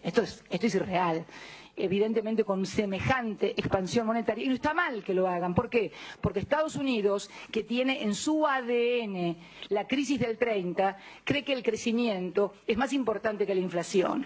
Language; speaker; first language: Spanish; native; Spanish